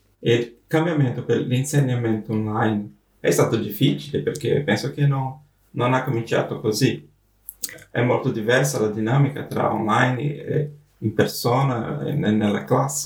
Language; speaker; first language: Italian; non-native, fluent; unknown